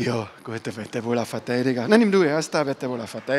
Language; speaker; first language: German; native; German